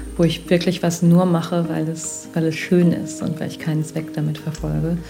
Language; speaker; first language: German; native; German